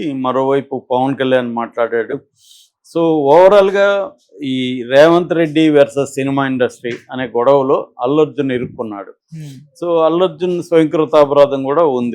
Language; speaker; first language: Telugu; native; Telugu